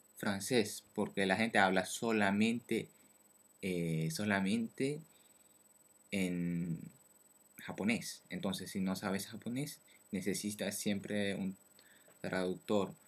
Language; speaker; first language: Spanish; non-native, learner; French